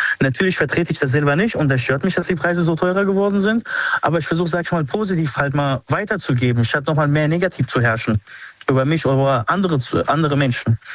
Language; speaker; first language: German; early bilingual, other home language; Arabic